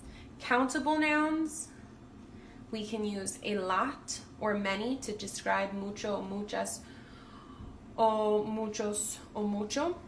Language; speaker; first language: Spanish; non-native, fluent; English